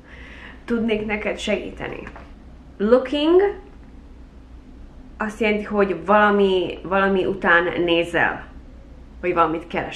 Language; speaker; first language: Hungarian; early bilingual, heritage; Hungarian